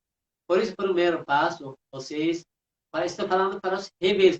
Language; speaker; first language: Portuguese; non-native, fluent; Persian